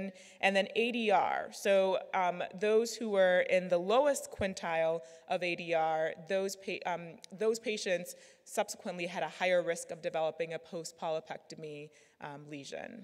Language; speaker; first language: English; native; English